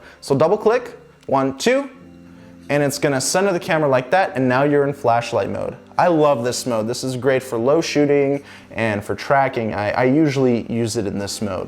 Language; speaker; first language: English; native; English